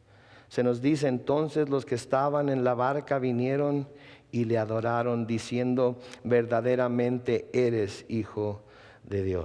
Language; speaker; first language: Spanish; native; Spanish